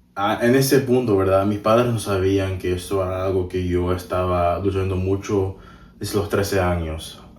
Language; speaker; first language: Spanish; early bilingual, heritage; Spanish